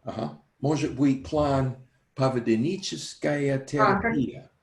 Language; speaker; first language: Russian; non-native, learner; English